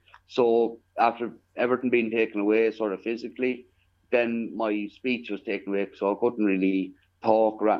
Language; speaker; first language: English; native; English